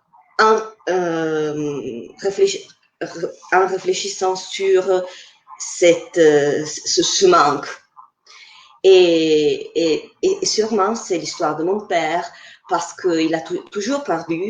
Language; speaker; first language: French; non-native, fluent; Italian